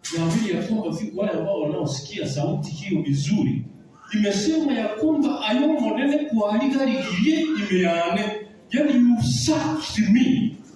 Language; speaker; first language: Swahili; non-native, local second language; Gusii